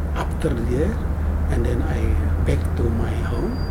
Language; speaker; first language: English; non-native, learner; Indonesian